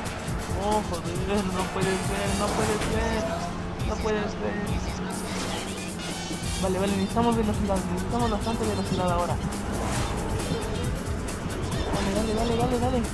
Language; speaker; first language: Spanish; native; Spanish